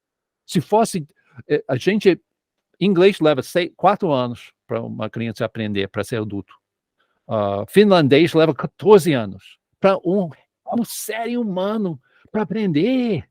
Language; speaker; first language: Portuguese; non-native, fluent; English